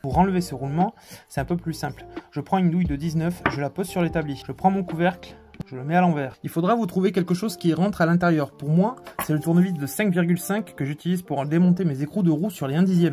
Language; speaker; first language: French; native; French